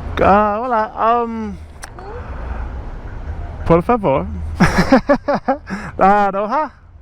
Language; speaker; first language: Spanish; non-native, learner; English